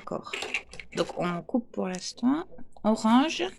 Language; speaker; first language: French; native; French